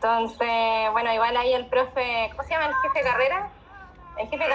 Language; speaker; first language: Spanish; native; Spanish